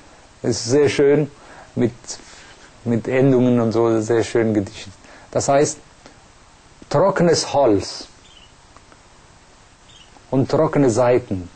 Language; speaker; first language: German; non-native, fluent; Persian